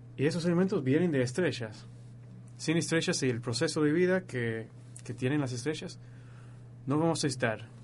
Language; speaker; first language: Spanish; non-native, fluent; English